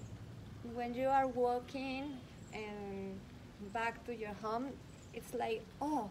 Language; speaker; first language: English; non-native, learner; Spanish